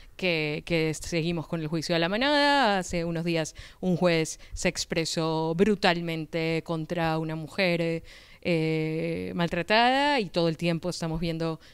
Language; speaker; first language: Spanish; native; Spanish